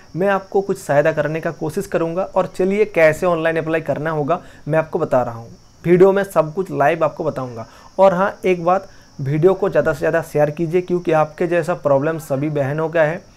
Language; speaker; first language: Hindi; non-native, local second language; Bangla